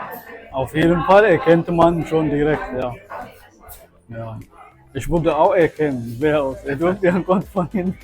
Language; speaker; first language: German; non-native, fluent; Amharic